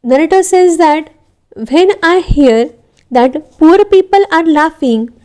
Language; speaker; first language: English; non-native, local second language; Marathi